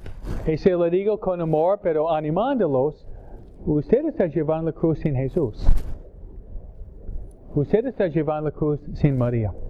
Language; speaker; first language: Spanish; non-native, fluent; English